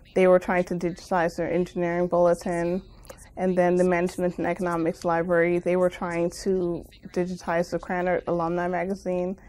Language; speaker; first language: English; native; English